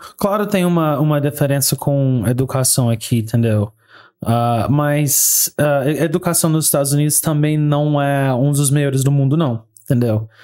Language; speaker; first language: Portuguese; non-native, fluent; English